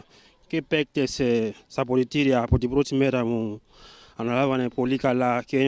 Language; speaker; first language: Greek; non-native, learner; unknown